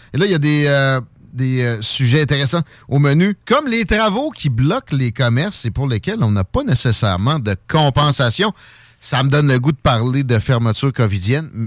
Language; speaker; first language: French; native; French